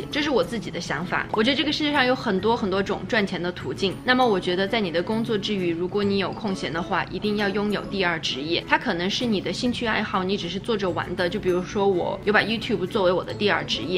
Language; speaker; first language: Chinese; native; Chinese